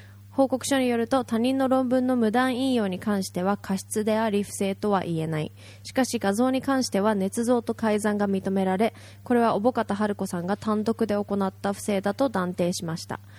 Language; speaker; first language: Japanese; native; Japanese